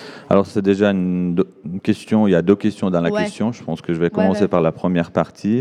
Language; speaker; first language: French; non-native, fluent; Arabic